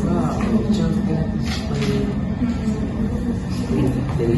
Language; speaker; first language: English; non-native, learner; Indonesian